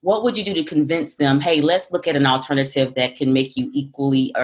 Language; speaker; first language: English; native; English